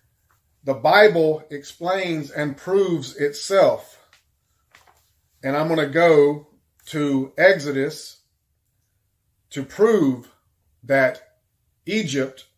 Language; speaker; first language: English; native; English